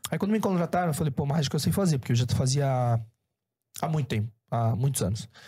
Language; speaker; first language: Portuguese; early bilingual, other home language; Korean